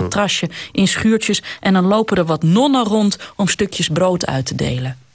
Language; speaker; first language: Dutch; native; Dutch